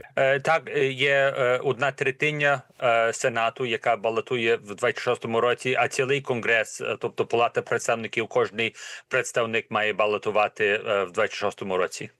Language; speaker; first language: Ukrainian; early bilingual, heritage; Ukrainian